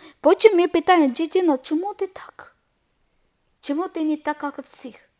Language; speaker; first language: Ukrainian; non-native, learner; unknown